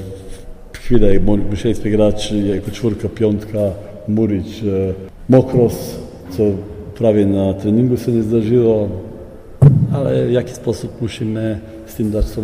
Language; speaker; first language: Polish; non-native, fluent; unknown